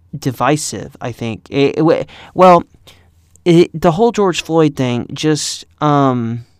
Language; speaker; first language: English; early bilingual, other home language; Spanish